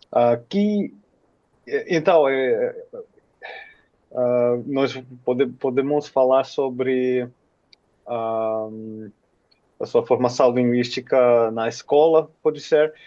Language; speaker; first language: Portuguese; non-native, fluent; Finnish